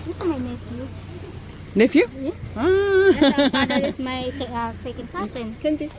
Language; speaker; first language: English; non-native, learner; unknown